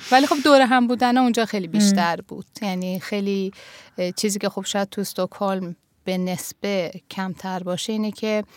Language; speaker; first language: Persian; native; Persian